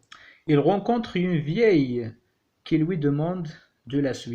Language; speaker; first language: French; non-native, local second language; Arabic